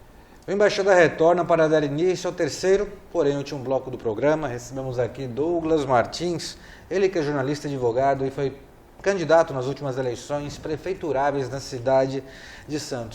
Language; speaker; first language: Portuguese; native; Portuguese